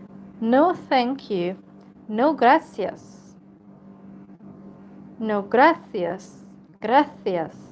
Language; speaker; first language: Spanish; non-native, learner; Hungarian